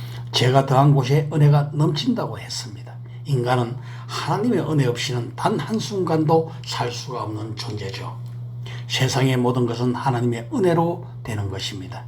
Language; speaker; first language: Korean; native; Korean